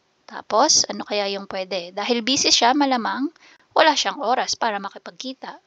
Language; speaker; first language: Filipino; native; Filipino